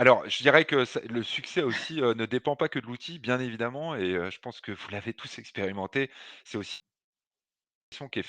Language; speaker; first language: French; native; French